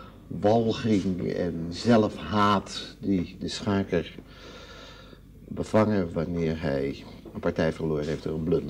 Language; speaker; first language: Dutch; native; Dutch